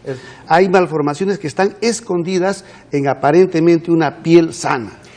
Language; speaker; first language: Spanish; native; Spanish